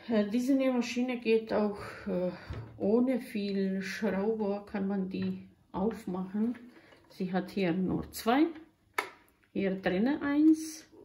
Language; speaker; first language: German; non-native, learner; Croatian